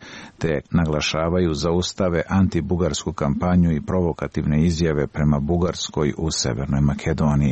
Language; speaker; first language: Serbian; native; Serbian